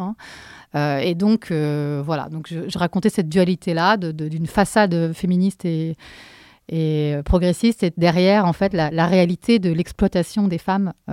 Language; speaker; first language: French; native; French